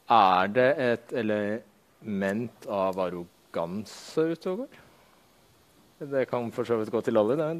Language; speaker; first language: Norwegian; native; Norwegian